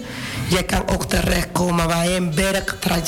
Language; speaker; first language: Dutch; non-native, fluent; Spanish